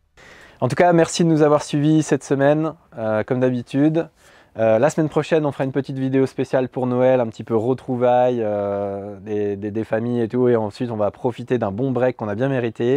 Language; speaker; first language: French; native; French